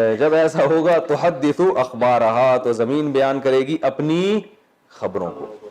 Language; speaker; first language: Urdu; native; Urdu